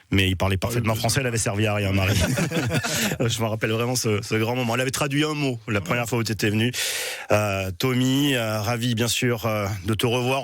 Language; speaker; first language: French; native; French